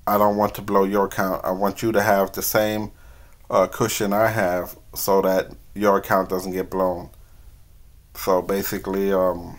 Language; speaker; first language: English; native; English